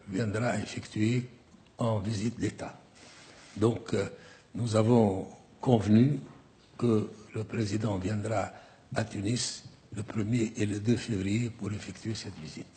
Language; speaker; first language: French; non-native, local second language; Arabic